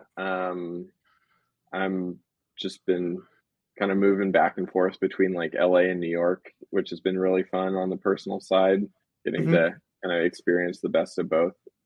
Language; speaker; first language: English; native; English